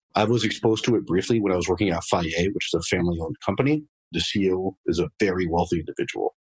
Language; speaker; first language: English; non-native, fluent; French